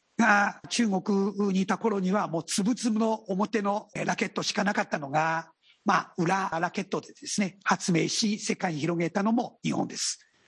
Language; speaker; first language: Japanese; non-native, fluent; Chinese